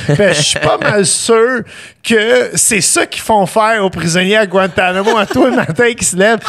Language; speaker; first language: French; native; French